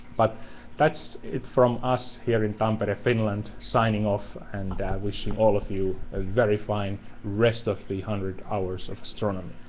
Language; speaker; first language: English; non-native, fluent; Finnish